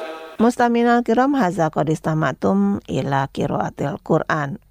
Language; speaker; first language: Arabic; non-native, fluent; Indonesian